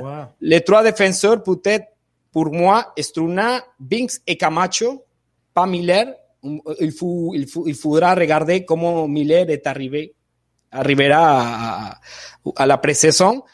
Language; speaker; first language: French; non-native, fluent; Spanish